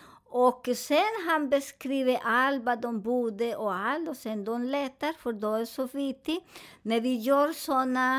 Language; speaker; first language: Swedish; non-native, fluent; Spanish